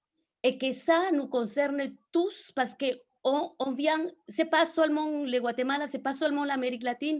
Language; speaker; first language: French; non-native, fluent; Spanish